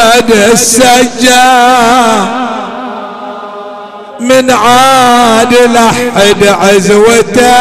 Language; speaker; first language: Arabic; native; Arabic